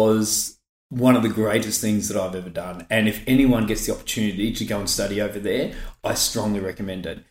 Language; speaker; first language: English; native; English